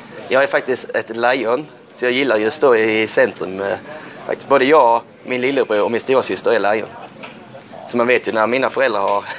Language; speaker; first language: Swedish; native; Swedish